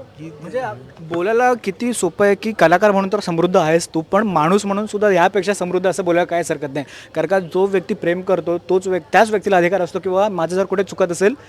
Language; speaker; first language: Marathi; native; Marathi